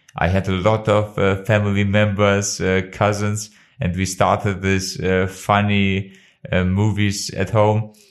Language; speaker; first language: English; non-native, fluent; Albanian